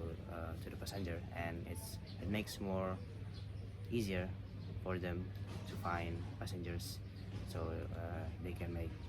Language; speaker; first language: English; non-native, fluent; Indonesian